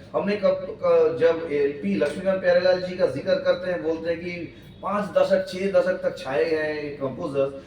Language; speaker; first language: Hindi; non-native, local second language; Bangla